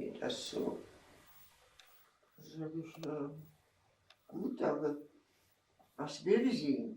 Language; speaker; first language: German; non-native, fluent; Czech